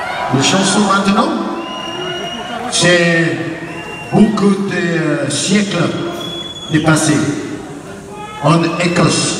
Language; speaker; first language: French; non-native, learner; English